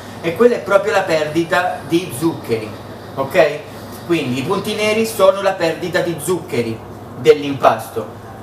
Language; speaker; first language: Italian; early bilingual, heritage; Italian